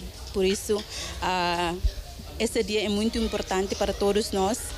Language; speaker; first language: Portuguese; non-native, local second language; Tetum